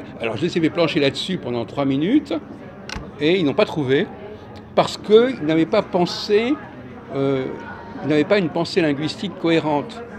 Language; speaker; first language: French; native; French